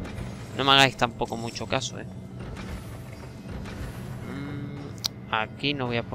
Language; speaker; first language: Spanish; native; Spanish